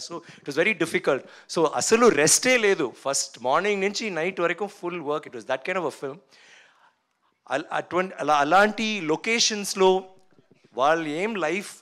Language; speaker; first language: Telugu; non-native, learner; Tamil